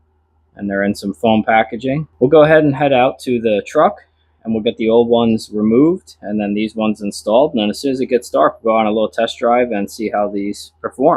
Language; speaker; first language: English; native; English